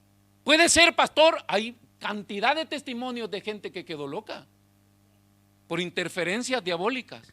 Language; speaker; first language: Spanish; native; Spanish